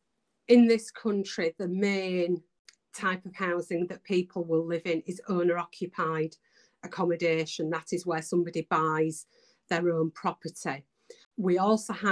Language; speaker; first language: English; native; English